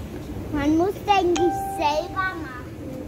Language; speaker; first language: German; early bilingual, other home language; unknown